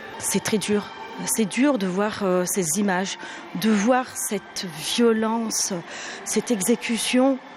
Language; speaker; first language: French; early bilingual, other home language; Arabic